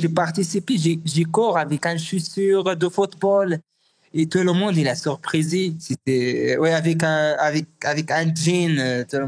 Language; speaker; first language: French; non-native, learner; Arabic